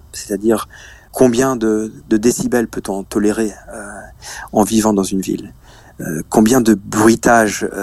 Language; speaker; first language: French; native; French